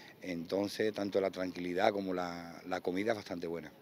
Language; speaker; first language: Spanish; native; Spanish